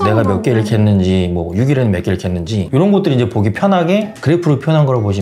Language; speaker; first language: Korean; native; Korean